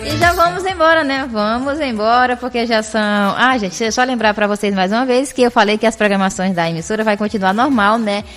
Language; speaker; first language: Portuguese; native; Portuguese